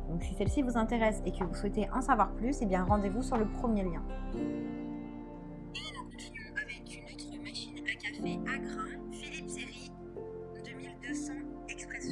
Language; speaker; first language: French; native; French